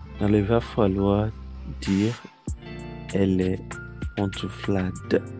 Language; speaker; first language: French; non-native, learner; Yoruba